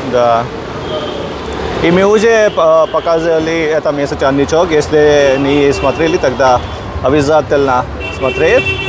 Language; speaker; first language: Russian; non-native, learner; Hindi